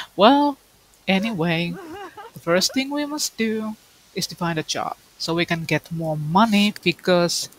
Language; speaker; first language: English; non-native, fluent; Finnish